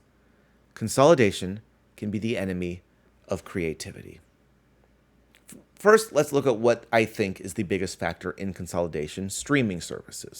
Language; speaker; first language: English; native; English